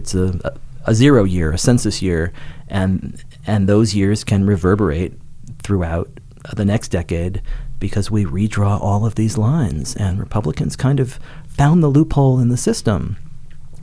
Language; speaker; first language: English; native; English